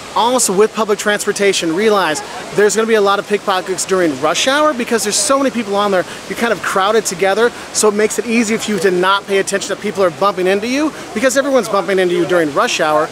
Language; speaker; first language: English; native; English